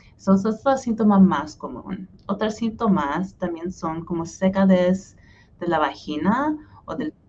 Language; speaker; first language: Spanish; early bilingual, heritage; Spanish